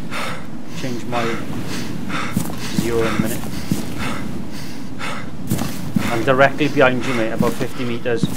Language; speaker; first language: English; native; English